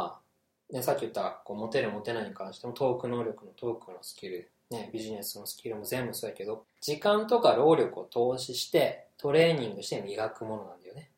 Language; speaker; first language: Japanese; native; Japanese